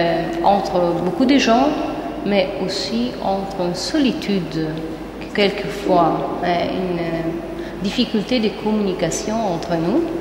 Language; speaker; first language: French; non-native, fluent; Italian